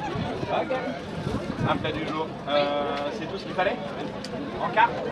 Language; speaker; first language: French; native; French